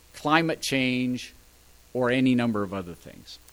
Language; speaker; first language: English; native; English